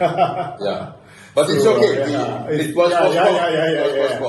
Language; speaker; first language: English; non-native, fluent; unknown